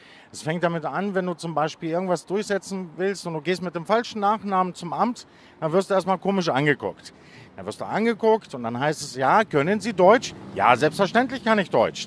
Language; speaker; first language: German; early bilingual, other home language; Greek